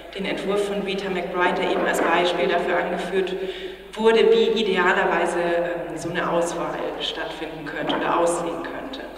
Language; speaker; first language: German; native; German